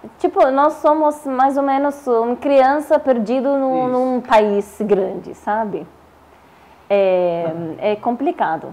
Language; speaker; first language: Portuguese; non-native, learner; Arabic